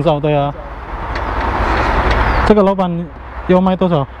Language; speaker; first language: Chinese; non-native, learner; Indonesian